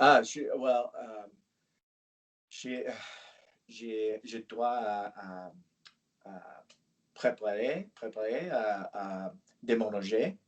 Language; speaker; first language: French; non-native, learner; English